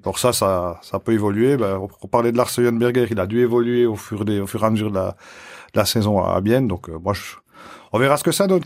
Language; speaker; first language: French; native; French